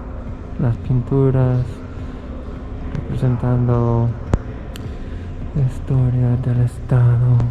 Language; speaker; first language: Spanish; non-native, fluent; English